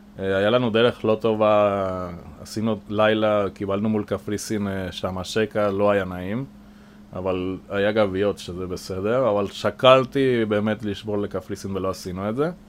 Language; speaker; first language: Hebrew; non-native, fluent; Spanish